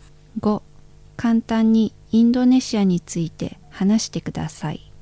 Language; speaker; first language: Japanese; non-native, fluent; Indonesian